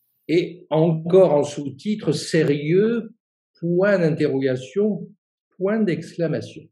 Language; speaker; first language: French; native; French